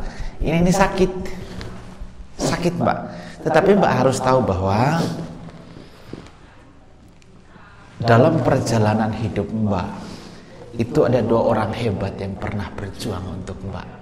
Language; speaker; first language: Indonesian; native; Indonesian